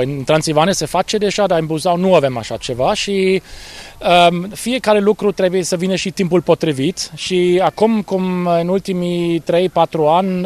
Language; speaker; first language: Romanian; non-native, fluent; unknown